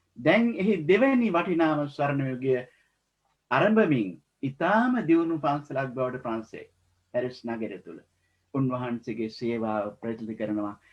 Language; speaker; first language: Sinhala; native; Sinhala